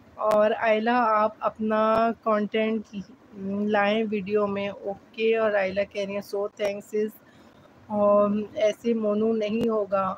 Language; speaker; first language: Urdu; native; Urdu